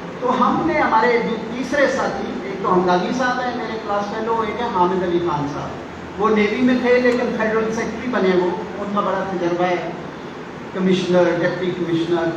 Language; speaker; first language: Urdu; non-native, local second language; Punjabi